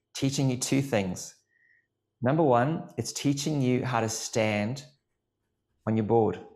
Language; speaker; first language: English; native; English